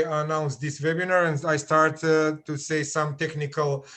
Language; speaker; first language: English; non-native, fluent; Macedonian